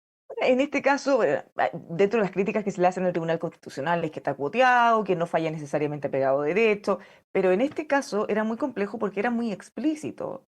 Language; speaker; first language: Spanish; native; Spanish